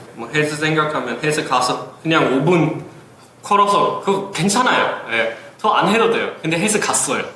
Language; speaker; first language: Korean; non-native, fluent; German